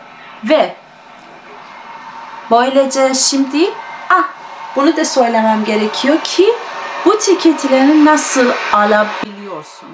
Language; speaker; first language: Turkish; non-native, fluent; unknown